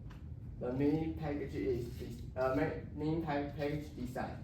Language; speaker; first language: English; non-native, learner; Chinese